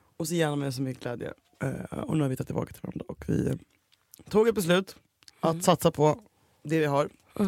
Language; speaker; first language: Swedish; native; Swedish